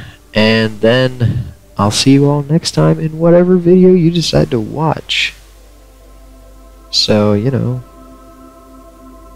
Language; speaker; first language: English; native; English